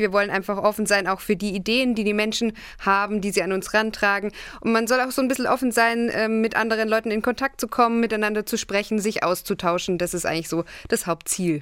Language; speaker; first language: German; native; German